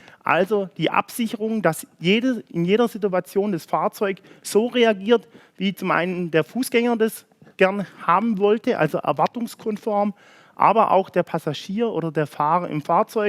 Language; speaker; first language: German; native; German